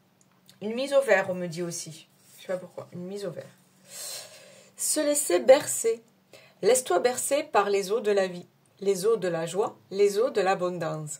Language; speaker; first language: French; native; French